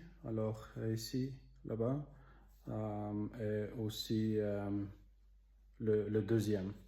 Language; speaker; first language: French; non-native, local second language; German